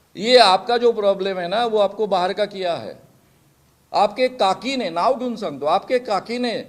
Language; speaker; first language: Hindi; non-native, local second language; Marathi